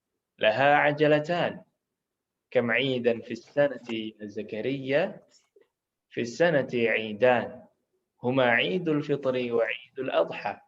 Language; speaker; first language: Arabic; non-native, fluent; Indonesian